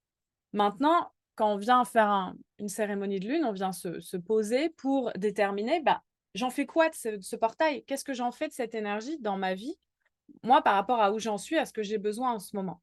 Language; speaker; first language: French; native; French